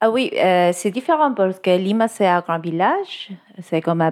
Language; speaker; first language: French; non-native, learner; Spanish